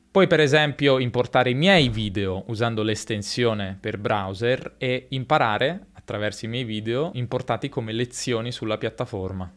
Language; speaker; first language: Italian; native; Italian